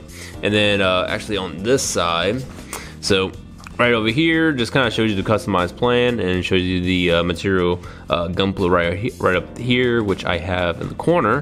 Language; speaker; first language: English; native; English